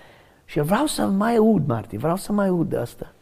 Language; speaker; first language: Romanian; non-native, learner; English